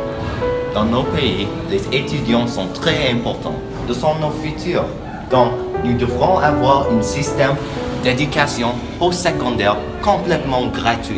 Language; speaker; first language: French; non-native, learner; English